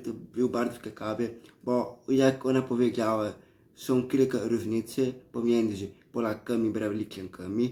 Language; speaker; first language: Polish; early bilingual, heritage; Portuguese